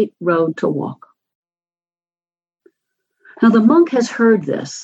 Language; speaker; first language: English; native; English